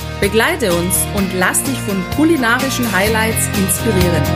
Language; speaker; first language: German; native; German